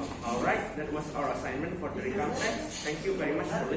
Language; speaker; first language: English; non-native, learner; Indonesian